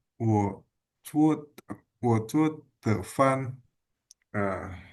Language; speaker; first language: Chinese; non-native, learner; Indonesian